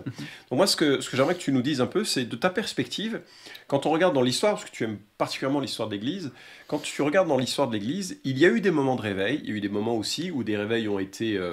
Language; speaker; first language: French; native; French